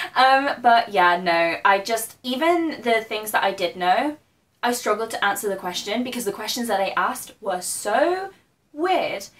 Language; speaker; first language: English; native; English